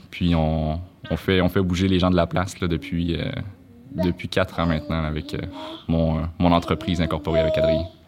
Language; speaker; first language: French; native; French